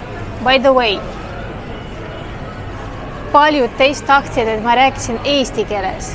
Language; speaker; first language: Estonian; non-native, local second language; Russian